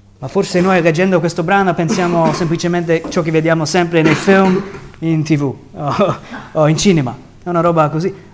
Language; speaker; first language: Italian; non-native, fluent; English